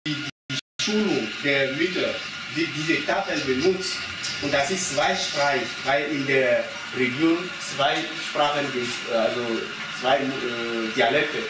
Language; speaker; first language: German; non-native, fluent; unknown